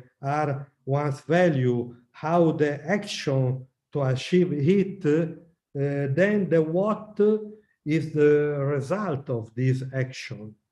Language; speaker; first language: English; non-native, learner; Italian